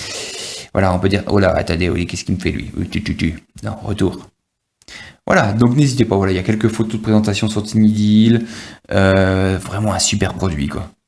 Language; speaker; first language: French; native; French